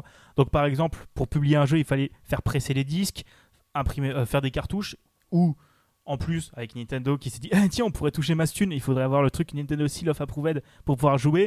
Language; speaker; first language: French; native; French